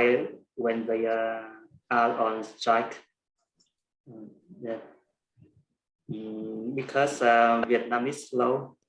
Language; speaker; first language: English; non-native, learner; Vietnamese